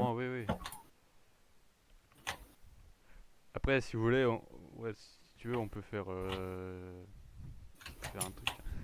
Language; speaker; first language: French; native; French